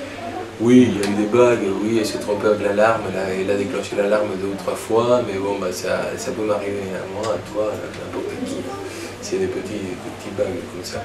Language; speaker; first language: French; native; French